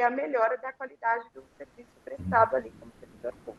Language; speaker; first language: Portuguese; native; Portuguese